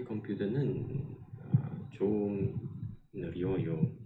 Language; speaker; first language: Korean; non-native, learner; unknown